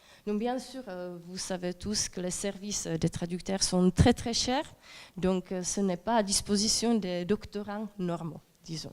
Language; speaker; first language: French; non-native, fluent; Czech